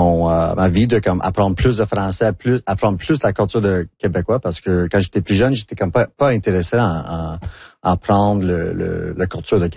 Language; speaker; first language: French; non-native, local second language; English